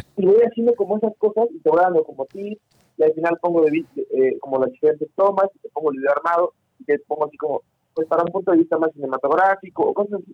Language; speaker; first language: Spanish; native; Spanish